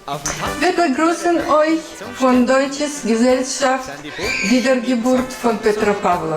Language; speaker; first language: German; non-native, learner; Russian